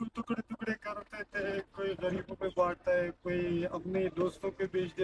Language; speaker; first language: Hindi; non-native, fluent; Pashto